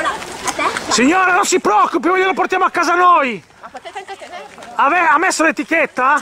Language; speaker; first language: Italian; native; Italian